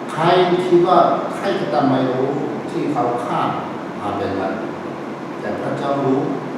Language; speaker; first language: Thai; non-native, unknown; Korean